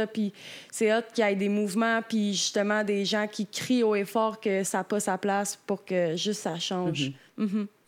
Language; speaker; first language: French; native; French